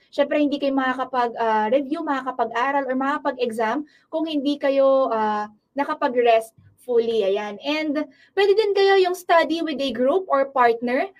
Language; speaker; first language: Filipino; non-native, local second language; Pampanga